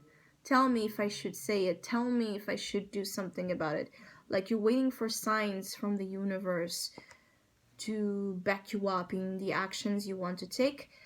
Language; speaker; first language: English; non-native, fluent; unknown